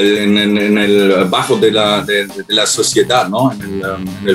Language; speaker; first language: Spanish; non-native, learner; German